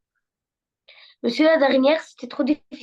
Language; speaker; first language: French; non-native, learner; Arabic